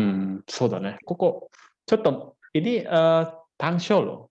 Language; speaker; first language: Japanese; non-native, fluent; Indonesian